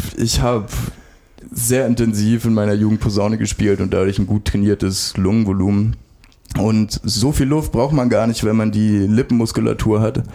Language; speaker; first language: German; native; German